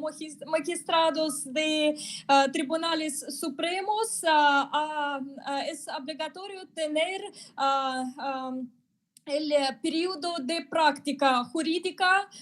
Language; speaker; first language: Spanish; non-native, fluent; Russian